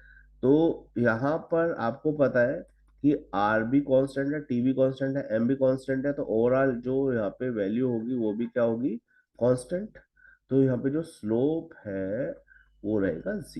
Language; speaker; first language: Hindi; native; Hindi